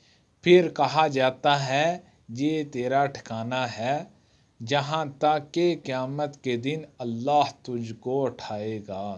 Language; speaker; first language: Urdu; native; Urdu